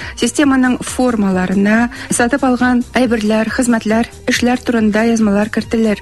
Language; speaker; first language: Tatar; early bilingual, heritage; Tatar